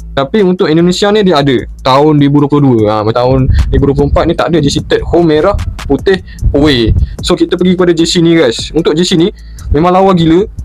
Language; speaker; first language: Malay; native; Malay